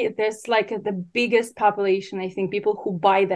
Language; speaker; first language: English; non-native, fluent; Ukrainian